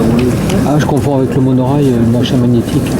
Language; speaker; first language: French; native; French